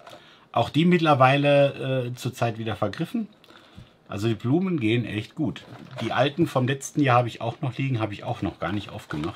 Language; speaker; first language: German; native; German